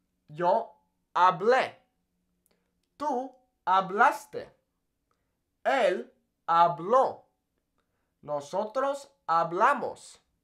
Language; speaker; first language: Spanish; non-native, fluent; English